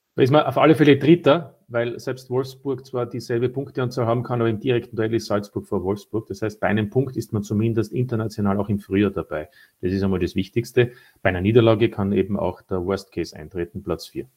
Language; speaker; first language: German; native; German